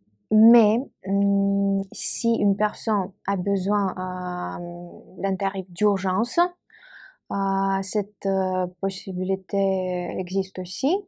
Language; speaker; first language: French; non-native, fluent; Russian